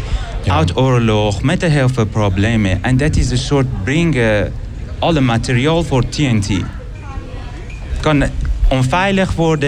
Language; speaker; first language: Dutch; non-native, learner; Persian